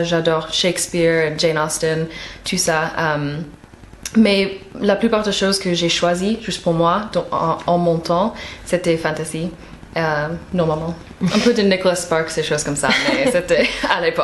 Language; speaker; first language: French; non-native, fluent; English